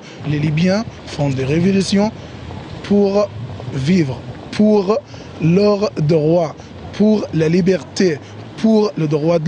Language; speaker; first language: French; non-native, fluent; Arabic